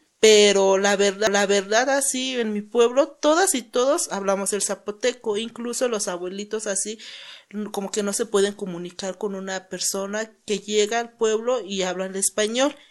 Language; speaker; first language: Spanish; non-native, local second language; Zapotec